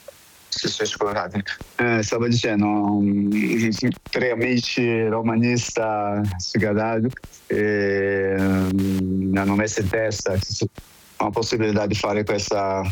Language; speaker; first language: Italian; non-native, fluent; Portuguese